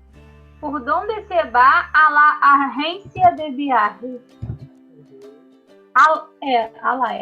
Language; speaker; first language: Spanish; non-native, learner; Portuguese